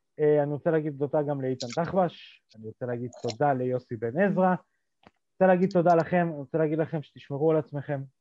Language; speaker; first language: Hebrew; early bilingual, other home language; Russian